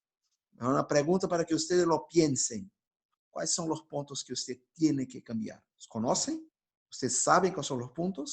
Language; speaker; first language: Spanish; non-native, fluent; Portuguese